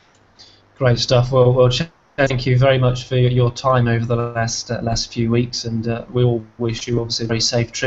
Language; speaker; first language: English; native; English